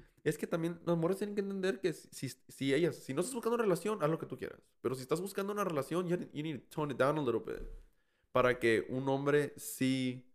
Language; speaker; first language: Spanish; early bilingual, heritage; Spanish